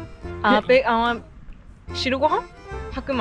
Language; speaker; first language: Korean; non-native, learner; Japanese